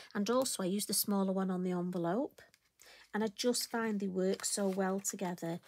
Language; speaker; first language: English; native; English